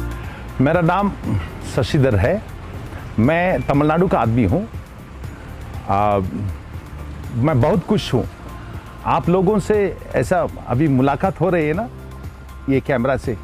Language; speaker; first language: Hindi; non-native, local second language; Tamil